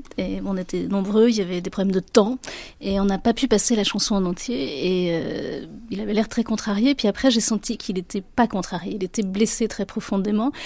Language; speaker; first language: French; native; French